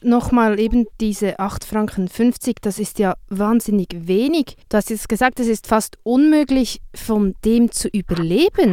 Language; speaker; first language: German; native; German